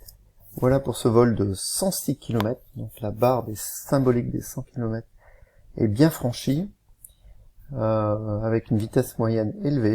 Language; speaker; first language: French; native; French